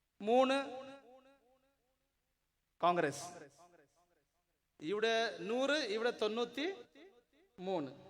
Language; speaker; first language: Malayalam; non-native, learner; Urdu